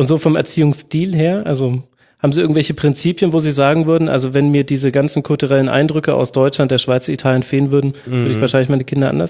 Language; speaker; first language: German; native; German